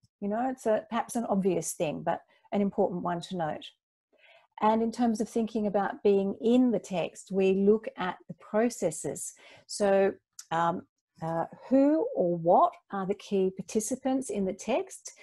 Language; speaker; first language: English; native; English